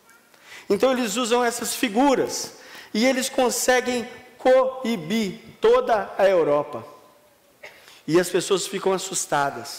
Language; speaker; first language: Portuguese; native; Portuguese